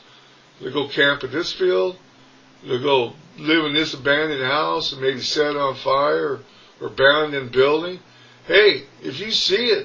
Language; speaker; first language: English; native; English